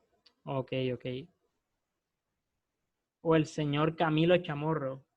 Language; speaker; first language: Spanish; native; Spanish